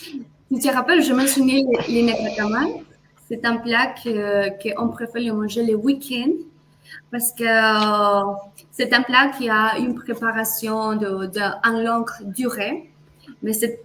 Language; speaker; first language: French; non-native, fluent; Spanish